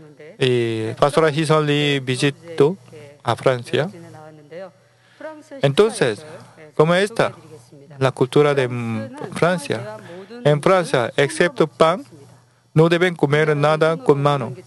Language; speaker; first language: Spanish; non-native, learner; Korean